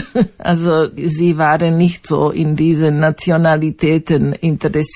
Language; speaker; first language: German; non-native, fluent; Slovak